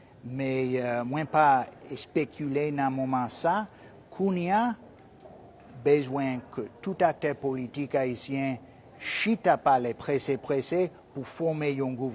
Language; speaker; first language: Haitian Creole; non-native, fluent; English